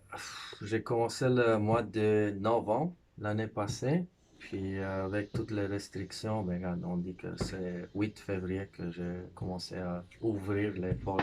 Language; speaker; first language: French; non-native, fluent; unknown